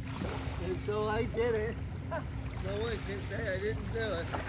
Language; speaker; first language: English; native; English